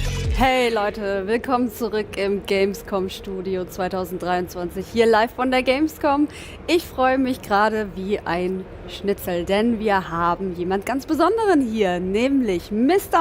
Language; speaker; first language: German; native; German